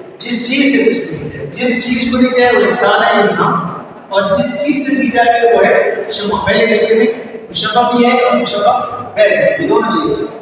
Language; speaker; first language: Urdu; native; Urdu